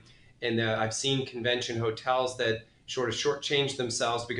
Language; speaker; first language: English; native; English